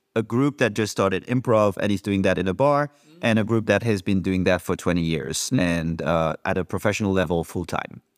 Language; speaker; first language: English; non-native, fluent; French